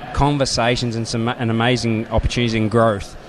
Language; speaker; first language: English; native; English